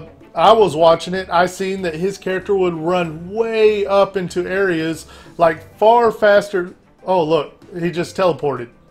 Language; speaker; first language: English; native; English